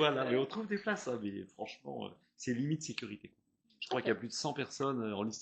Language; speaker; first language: French; native; French